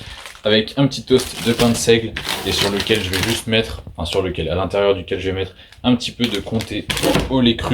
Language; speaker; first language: French; native; French